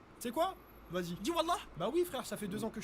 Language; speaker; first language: French; native; French